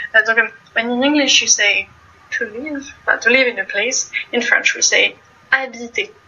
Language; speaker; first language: English; non-native, fluent; French